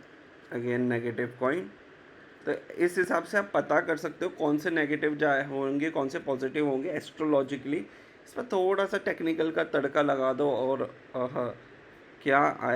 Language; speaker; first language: Hindi; native; Hindi